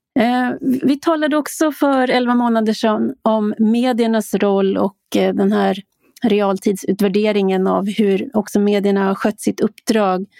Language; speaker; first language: Swedish; native; Swedish